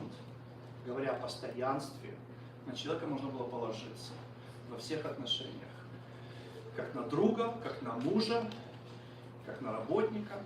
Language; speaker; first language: Russian; native; Russian